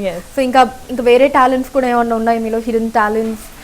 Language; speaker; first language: Telugu; native; Telugu